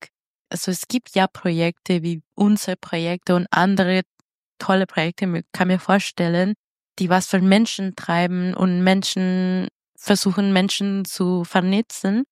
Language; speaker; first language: German; non-native, fluent; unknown